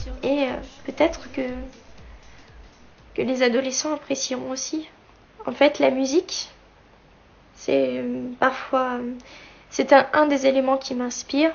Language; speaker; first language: French; native; French